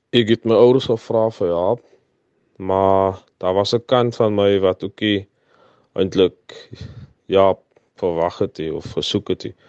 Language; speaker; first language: Afrikaans; native; Afrikaans